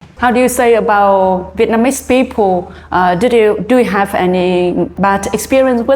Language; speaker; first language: English; non-native, learner; Vietnamese